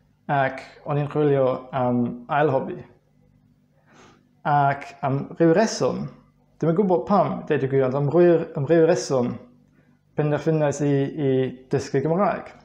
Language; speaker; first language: Welsh; non-native, learner; German